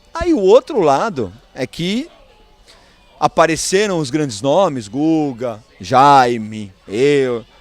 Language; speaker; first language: Portuguese; early bilingual, other home language; Spanish